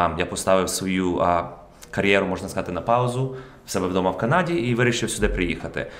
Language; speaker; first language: Ukrainian; native; Ukrainian